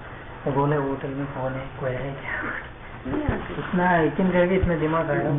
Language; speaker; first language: Hindi; non-native, local second language; Telugu